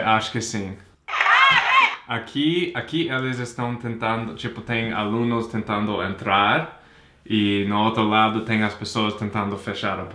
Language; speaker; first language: Portuguese; non-native, fluent; English